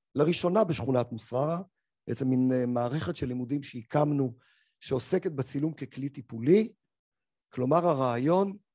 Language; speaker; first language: Hebrew; early bilingual, other home language; Arabic